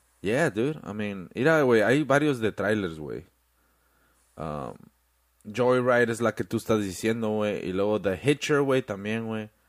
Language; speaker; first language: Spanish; early bilingual, heritage; Spanish